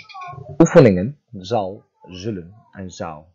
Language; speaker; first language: Dutch; non-native, fluent; Turkish